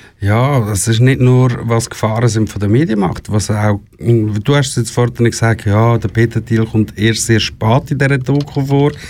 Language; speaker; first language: German; native; German